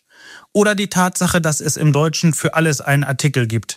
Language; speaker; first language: German; native; German